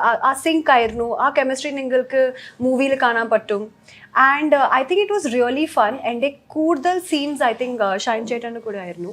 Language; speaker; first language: Malayalam; early bilingual, heritage; Malayalam